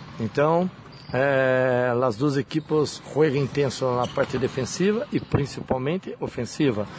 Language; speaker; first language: Portuguese; non-native, learner; Spanish